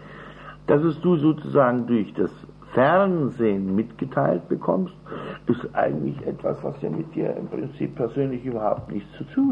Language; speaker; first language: German; native; German